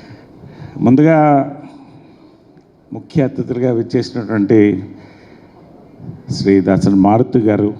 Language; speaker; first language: Telugu; native; Telugu